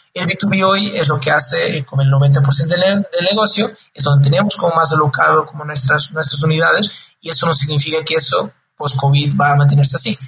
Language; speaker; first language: Spanish; non-native, fluent; Portuguese